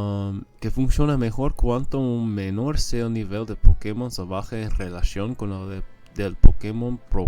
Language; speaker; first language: Spanish; non-native, fluent; English